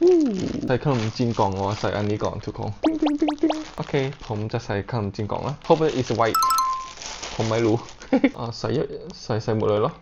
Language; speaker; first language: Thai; non-native, learner; English